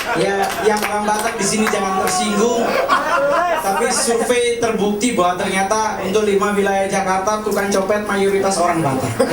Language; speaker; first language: Indonesian; native; Indonesian